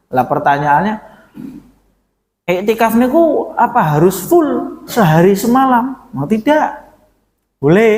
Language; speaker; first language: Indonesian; non-native, local second language; Javanese